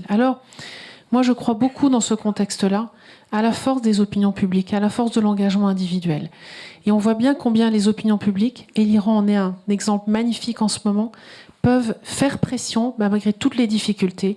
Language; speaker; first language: French; native; French